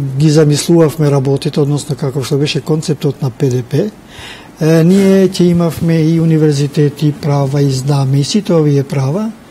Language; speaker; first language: Macedonian; non-native, local second language; Albanian